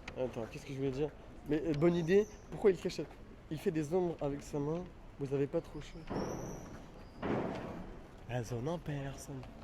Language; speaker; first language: French; native; French